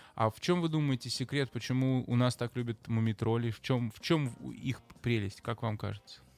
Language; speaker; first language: Russian; native; Russian